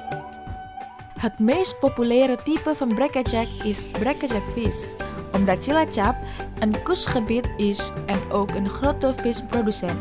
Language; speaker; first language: Dutch; non-native, fluent; Indonesian